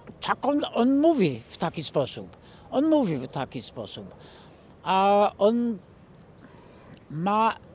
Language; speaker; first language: Polish; non-native, fluent; English